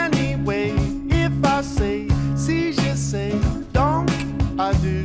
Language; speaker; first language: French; non-native, learner; English